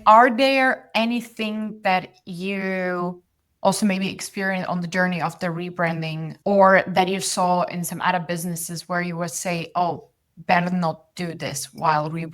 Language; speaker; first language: English; non-native, fluent; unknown